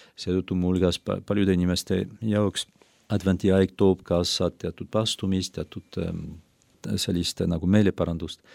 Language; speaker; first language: Estonian; non-native, fluent; French